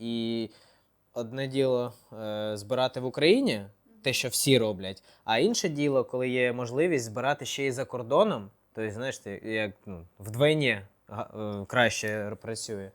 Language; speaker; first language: Ukrainian; non-native, local second language; Russian